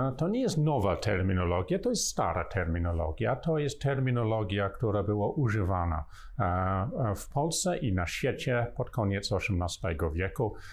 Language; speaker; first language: Polish; non-native, fluent; English